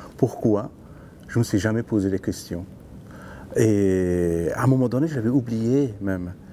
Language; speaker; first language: French; non-native, fluent; Persian